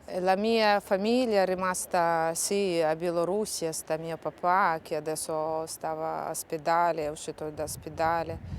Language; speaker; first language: Italian; non-native, learner; Russian